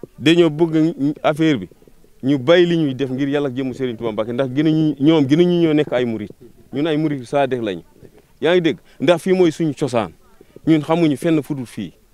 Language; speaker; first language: Wolof; non-native, local second language; Fula